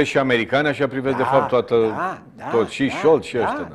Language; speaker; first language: Romanian; native; Romanian